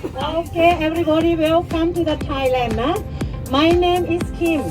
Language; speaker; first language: English; non-native, learner; Thai